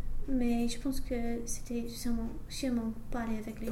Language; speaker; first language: French; non-native, learner; English